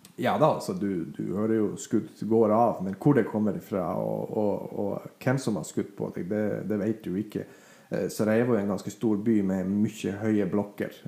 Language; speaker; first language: Norwegian; non-native, fluent; Bosnian